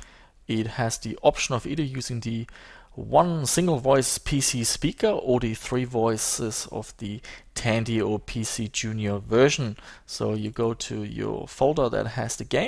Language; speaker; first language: English; native; English